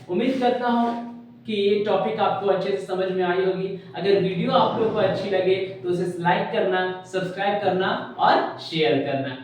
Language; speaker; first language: Hindi; native; Hindi